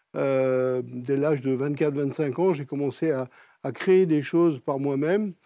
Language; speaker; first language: French; native; French